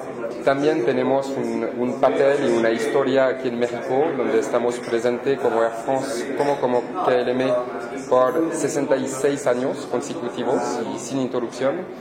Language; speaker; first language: Spanish; non-native, fluent; French